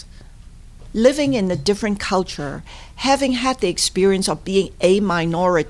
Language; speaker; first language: English; non-native, local second language; Cantonese